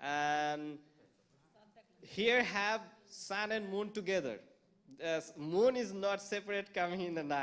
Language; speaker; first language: English; non-native, local second language; Bangla